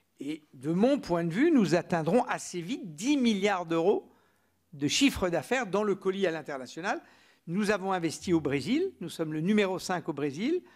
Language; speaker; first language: French; native; French